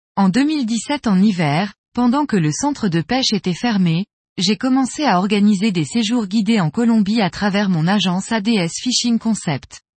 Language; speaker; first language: French; non-native, fluent; Spanish